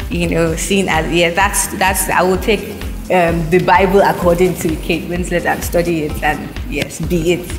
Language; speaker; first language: English; non-native, local second language; Yoruba